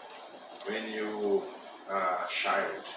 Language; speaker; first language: English; non-native, learner; Portuguese